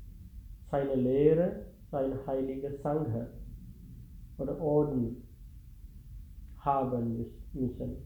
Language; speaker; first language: German; non-native, fluent; Sinhala